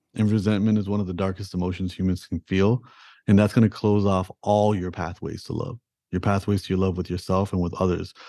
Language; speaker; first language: English; early bilingual, other home language; Punjabi